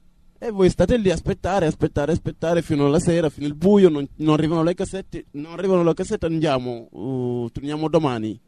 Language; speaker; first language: Italian; non-native, fluent; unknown